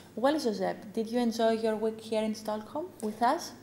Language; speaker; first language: English; non-native, fluent; Greek